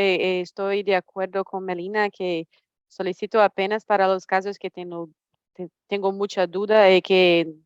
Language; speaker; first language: Spanish; non-native, fluent; Portuguese